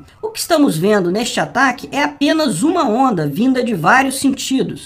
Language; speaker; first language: Portuguese; native; Portuguese